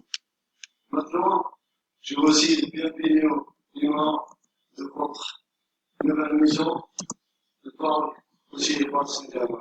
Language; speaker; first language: French; non-native, learner; Arabic